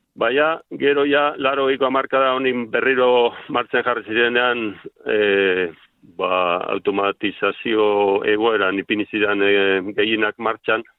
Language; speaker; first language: Basque; native; Basque